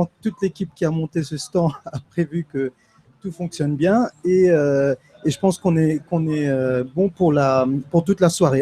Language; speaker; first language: French; native; French